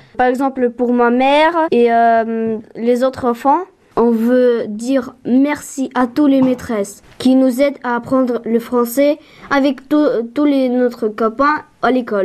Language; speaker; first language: French; early bilingual, other home language; Ukrainian